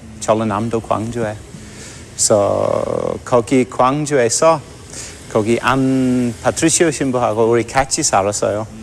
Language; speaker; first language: Korean; non-native, fluent; English